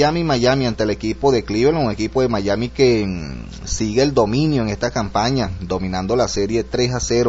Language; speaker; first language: Spanish; native; Spanish